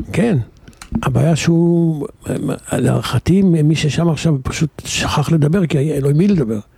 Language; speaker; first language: Hebrew; native; Hebrew